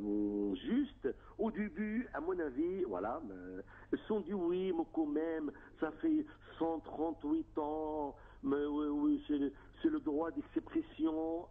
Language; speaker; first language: French; non-native, fluent; Arabic